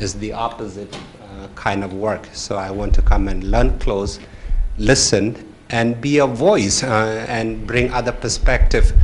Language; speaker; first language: English; non-native, fluent; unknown